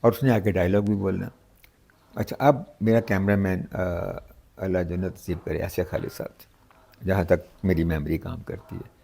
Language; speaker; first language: Urdu; non-native, local second language; Punjabi